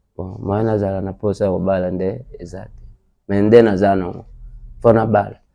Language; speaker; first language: Lingala; native; Lingala